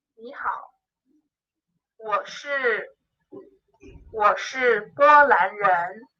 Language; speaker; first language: Chinese; non-native, learner; Polish